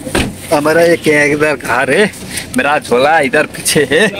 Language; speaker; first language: Hindi; non-native, learner; Nepali